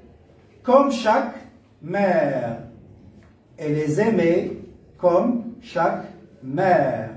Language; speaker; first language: French; non-native, local second language; Arabic